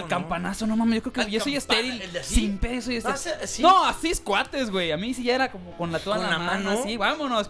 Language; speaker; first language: Spanish; native; Spanish